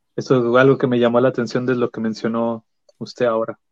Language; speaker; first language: Spanish; native; Spanish